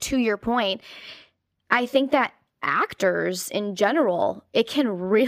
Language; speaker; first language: English; native; English